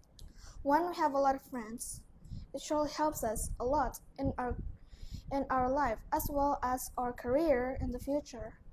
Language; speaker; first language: English; non-native, learner; Vietnamese